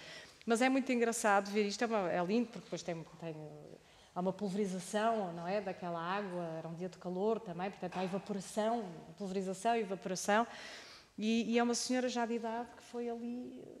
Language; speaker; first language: Portuguese; native; Portuguese